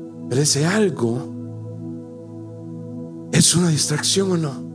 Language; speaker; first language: Spanish; native; Spanish